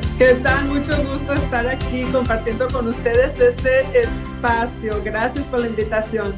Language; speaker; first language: Spanish; native; Spanish